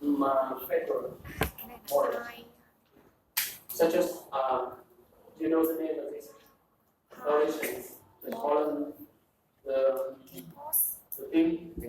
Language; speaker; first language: English; non-native, fluent; Vietnamese